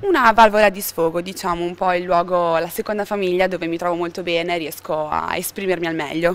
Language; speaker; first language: Italian; native; Italian